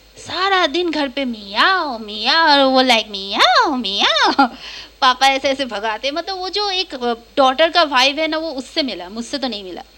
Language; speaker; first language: Hindi; non-native, local second language; Bangla